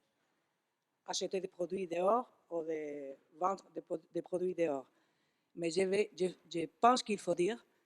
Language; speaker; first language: French; non-native, fluent; Spanish